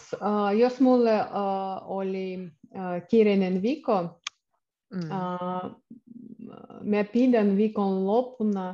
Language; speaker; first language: Finnish; non-native, learner; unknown